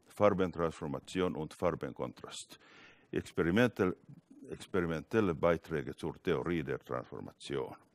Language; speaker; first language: German; non-native, learner; Finnish